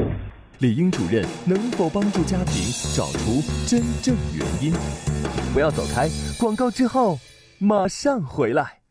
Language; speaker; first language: Chinese; native; Chinese